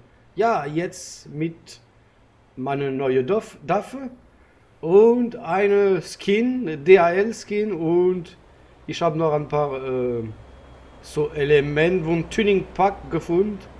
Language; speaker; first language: German; non-native, learner; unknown